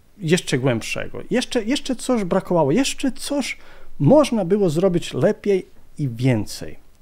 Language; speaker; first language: Polish; non-native, fluent; Croatian